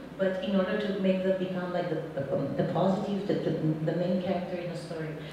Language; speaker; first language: English; non-native, fluent; Romanian